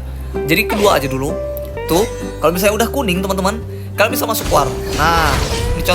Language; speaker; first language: Indonesian; native; Indonesian